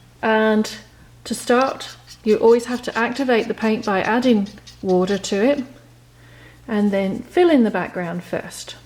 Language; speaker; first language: English; native; English